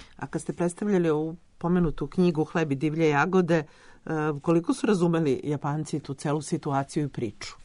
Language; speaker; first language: Serbian; native; Serbian